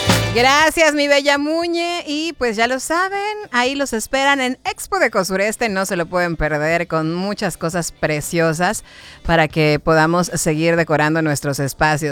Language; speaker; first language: Spanish; native; Spanish